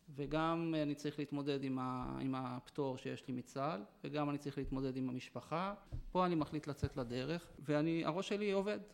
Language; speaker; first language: Hebrew; non-native, local second language; Yiddish